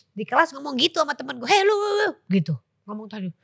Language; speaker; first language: Indonesian; native; Indonesian